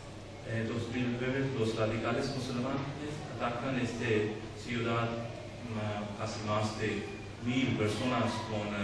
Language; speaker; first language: Spanish; non-native, learner; Urdu